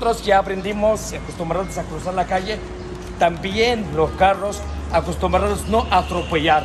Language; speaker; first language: Spanish; non-native, fluent; Arabic